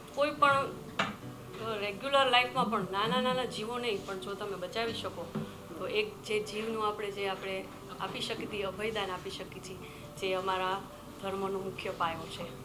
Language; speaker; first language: Gujarati; native; Gujarati